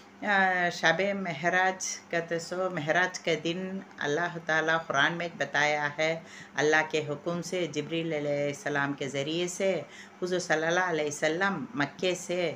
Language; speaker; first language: Hindi; non-native, local second language; Urdu